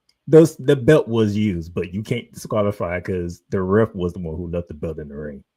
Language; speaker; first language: English; native; English